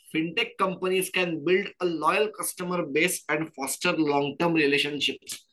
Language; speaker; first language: English; non-native, local second language; Marathi